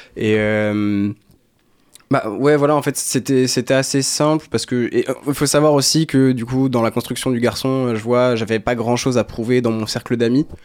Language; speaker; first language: French; native; French